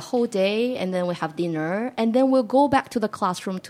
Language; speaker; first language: English; non-native, fluent; Chinese